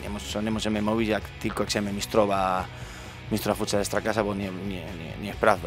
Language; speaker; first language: Polish; non-native, learner; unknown